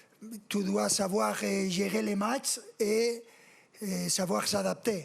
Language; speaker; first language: French; non-native, fluent; Spanish